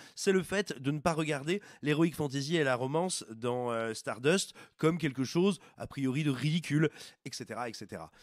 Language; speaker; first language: French; native; French